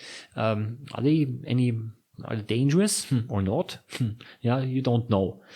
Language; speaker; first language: English; non-native, fluent; German